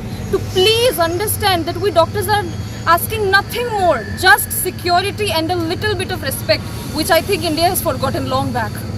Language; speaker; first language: English; non-native, local second language; Bangla